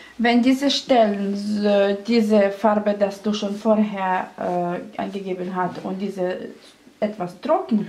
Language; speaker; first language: German; non-native, learner; Russian